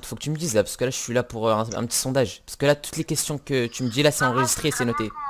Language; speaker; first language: French; native; French